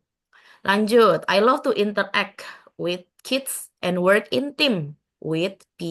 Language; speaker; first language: English; non-native, fluent; Indonesian